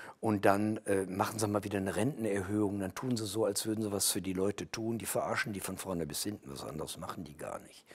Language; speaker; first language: German; native; German